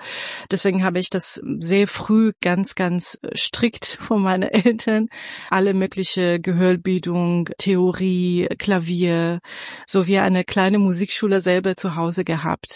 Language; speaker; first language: German; non-native, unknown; Persian